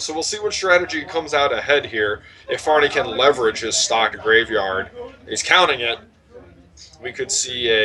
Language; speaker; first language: English; native; English